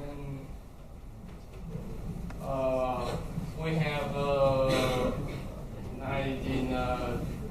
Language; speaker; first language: English; non-native, learner; Vietnamese